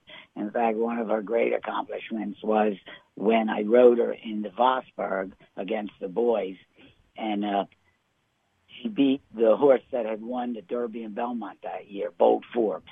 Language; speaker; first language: English; native; English